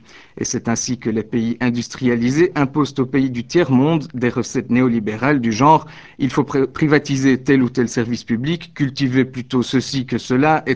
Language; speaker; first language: French; native; French